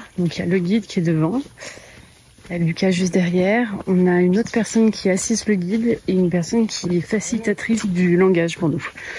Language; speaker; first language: French; native; French